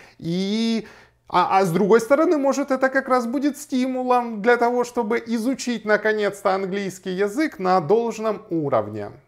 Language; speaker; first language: Russian; native; Russian